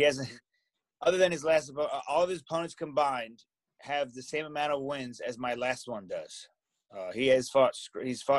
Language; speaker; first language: English; native; English